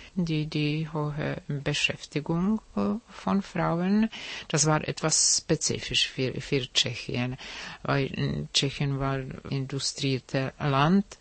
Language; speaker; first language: German; non-native, fluent; Czech